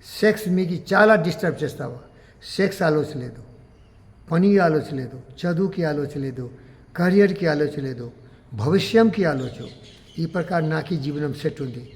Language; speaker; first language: Telugu; non-native, learner; Hindi